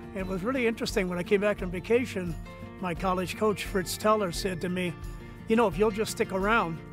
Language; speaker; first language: English; early bilingual, other home language; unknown